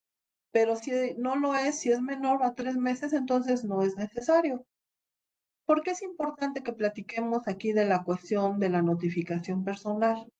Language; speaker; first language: Spanish; native; Spanish